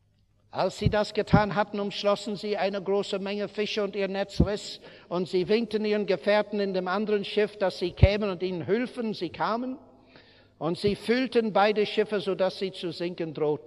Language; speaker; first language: German; non-native, fluent; English